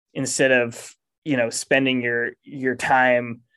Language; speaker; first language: English; native; English